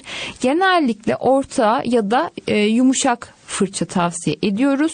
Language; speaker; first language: Turkish; native; Turkish